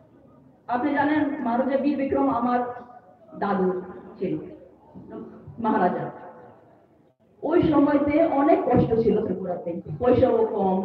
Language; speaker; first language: Bangla; non-native, local second language; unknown